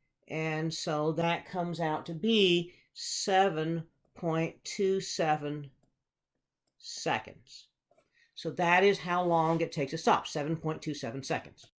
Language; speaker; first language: English; native; English